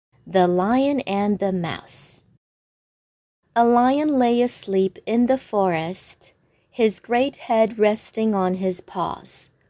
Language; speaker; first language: English; non-native, fluent; Chinese